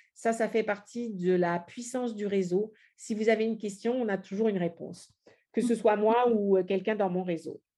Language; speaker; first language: French; native; French